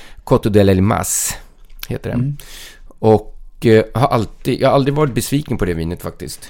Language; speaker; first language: Swedish; native; Swedish